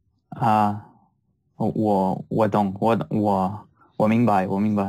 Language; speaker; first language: Chinese; non-native, learner; French